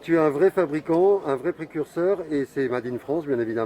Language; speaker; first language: French; native; French